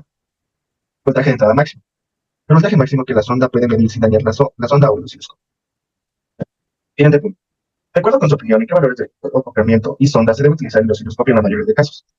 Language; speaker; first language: Spanish; native; Spanish